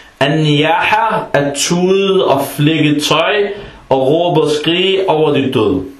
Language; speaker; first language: Danish; early bilingual, other home language; Arabic